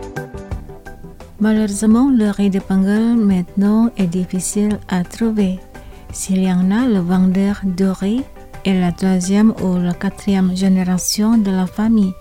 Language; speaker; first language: French; non-native, fluent; Indonesian